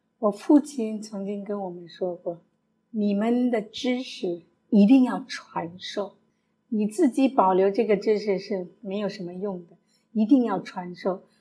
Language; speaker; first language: Chinese; early bilingual, other home language; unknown